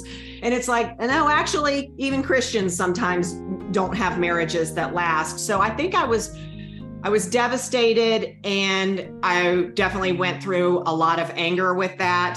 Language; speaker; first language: English; native; English